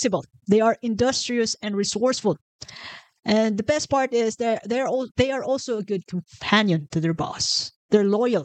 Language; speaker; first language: English; non-native, local second language; Filipino